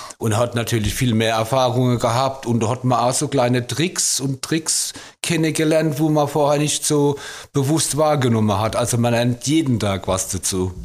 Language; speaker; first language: German; native; German